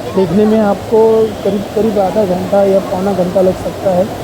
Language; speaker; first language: Hindi; non-native, local second language; Marathi